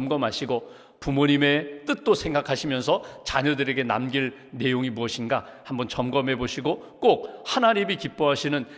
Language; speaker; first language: Korean; native; Korean